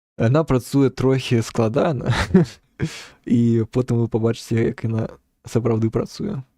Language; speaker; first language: Belarusian; non-native, local second language; Russian